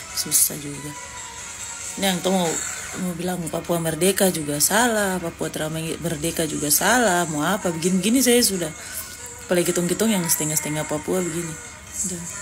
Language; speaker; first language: Indonesian; native; Indonesian